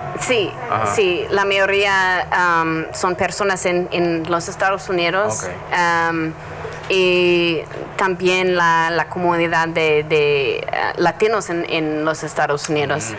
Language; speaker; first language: Spanish; non-native, learner; English